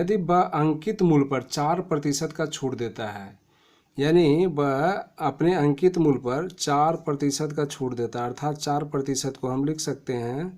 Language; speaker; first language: Hindi; native; Hindi